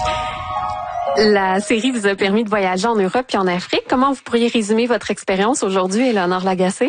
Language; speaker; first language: French; native; French